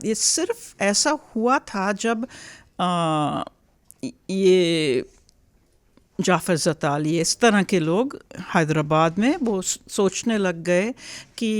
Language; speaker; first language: Hindi; early bilingual, heritage; Hindi